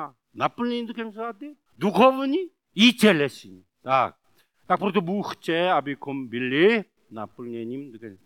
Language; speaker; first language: Czech; non-native, learner; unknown